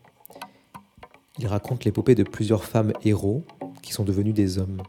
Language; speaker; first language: French; native; French